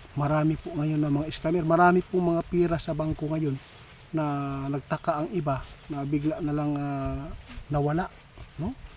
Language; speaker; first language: Filipino; non-native, local second language; Cebuano